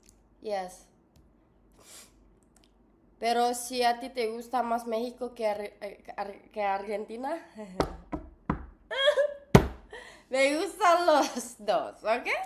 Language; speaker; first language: Spanish; non-native, learner; English